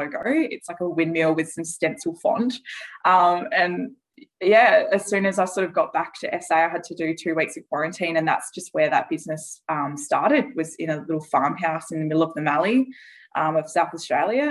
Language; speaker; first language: English; native; English